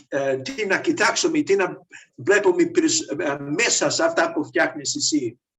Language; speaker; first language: Greek; early bilingual, heritage; Greek